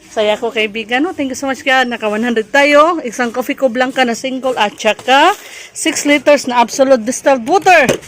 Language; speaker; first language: Filipino; non-native, local second language; Cebuano